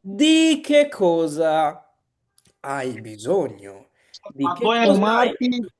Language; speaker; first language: Italian; non-native, learner; Bangla